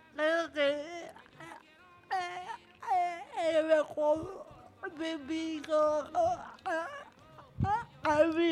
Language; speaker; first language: Spanish; non-native, learner; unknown